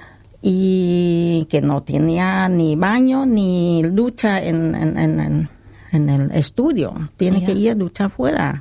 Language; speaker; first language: Spanish; non-native, learner; Khmer